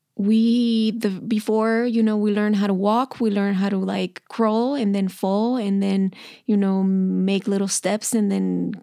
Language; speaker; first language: English; non-native, fluent; Spanish